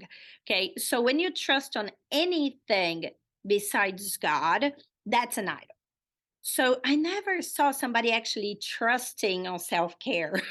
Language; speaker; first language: English; non-native, fluent; Portuguese